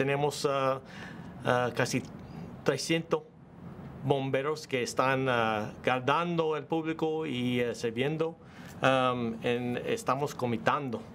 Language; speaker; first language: Spanish; non-native, learner; English